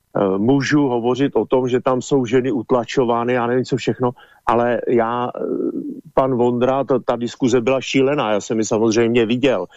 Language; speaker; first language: Czech; native; Czech